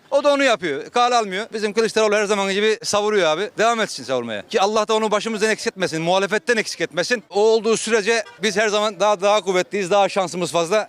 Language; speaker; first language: Turkish; native; Turkish